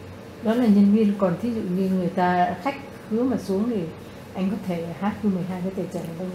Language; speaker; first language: Vietnamese; native; Vietnamese